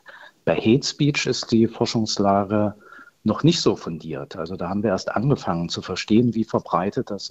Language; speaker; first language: German; native; German